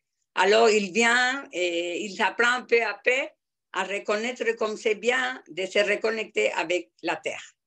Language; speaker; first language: French; non-native, fluent; Spanish